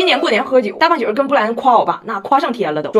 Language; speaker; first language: Chinese; native; Chinese